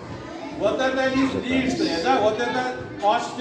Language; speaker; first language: Russian; non-native, local second language; Uzbek